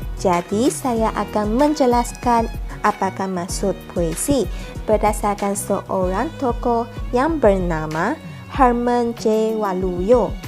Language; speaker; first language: Malay; non-native, local second language; Iban